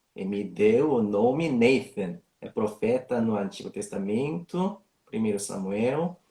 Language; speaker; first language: Portuguese; non-native, learner; Korean